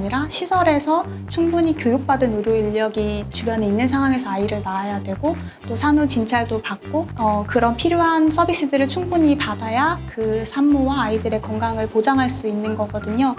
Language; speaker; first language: Korean; native; Korean